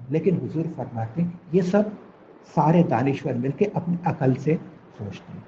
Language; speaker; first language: Urdu; non-native, local second language; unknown